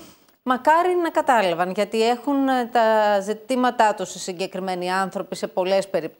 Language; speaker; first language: Greek; native; Greek